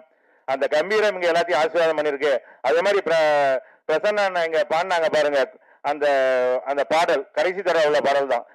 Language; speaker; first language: Tamil; native; Tamil